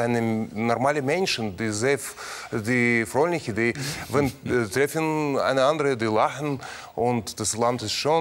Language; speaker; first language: German; non-native, learner; Russian